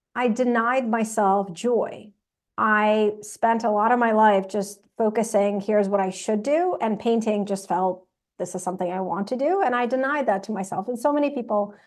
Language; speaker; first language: English; non-native, fluent; Russian